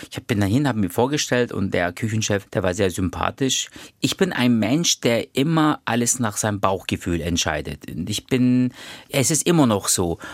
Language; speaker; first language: German; early bilingual, other home language; Turkish